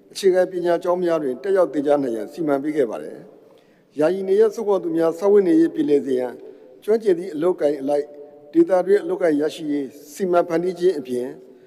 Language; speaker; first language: Burmese; native; Burmese